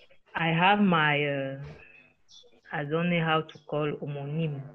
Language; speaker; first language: English; non-native, learner; French